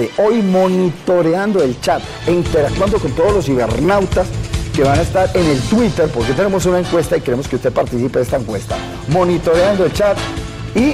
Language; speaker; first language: Spanish; native; Spanish